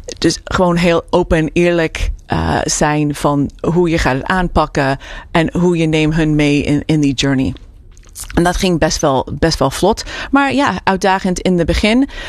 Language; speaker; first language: Dutch; non-native, fluent; English